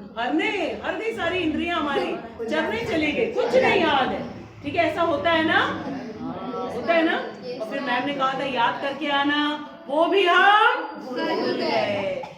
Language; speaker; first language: Hindi; native; Hindi